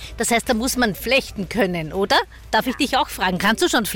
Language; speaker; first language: German; native; German